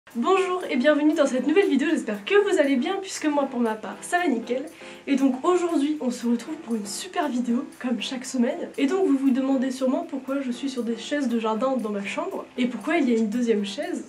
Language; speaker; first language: French; native; French